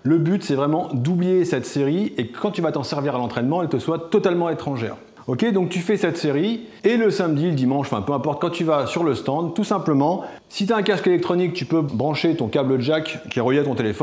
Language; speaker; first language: French; native; French